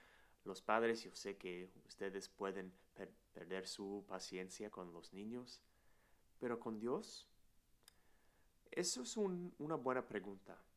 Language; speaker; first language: Spanish; non-native, fluent; English